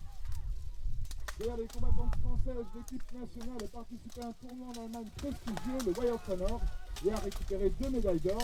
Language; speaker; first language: French; native; French